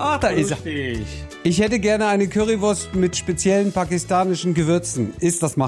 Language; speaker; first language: German; native; German